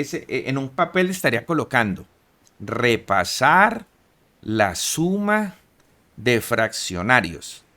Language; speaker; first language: Spanish; native; Spanish